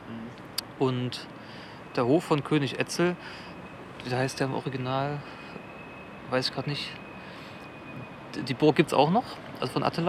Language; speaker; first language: German; native; German